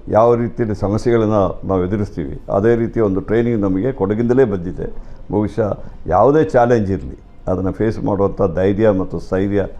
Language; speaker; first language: Kannada; non-native, local second language; Malayalam